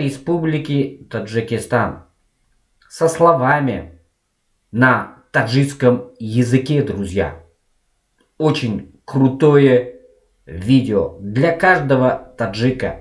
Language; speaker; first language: Russian; non-native, local second language; Tajik